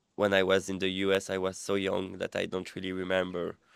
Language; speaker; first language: English; non-native, fluent; French